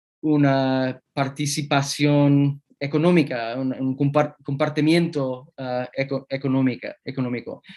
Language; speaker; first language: Spanish; non-native, fluent; English